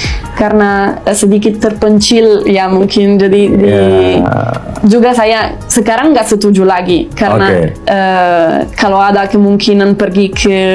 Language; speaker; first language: Indonesian; non-native, fluent; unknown